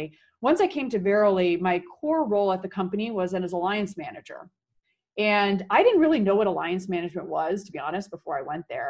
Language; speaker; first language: English; native; English